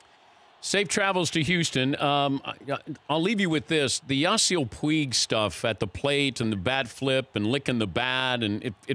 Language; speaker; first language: English; native; English